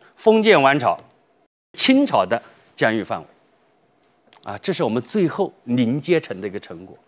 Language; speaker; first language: Chinese; native; Chinese